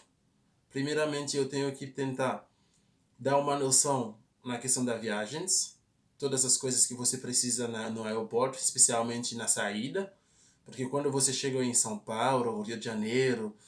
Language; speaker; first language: Portuguese; non-native, fluent; Haitian Creole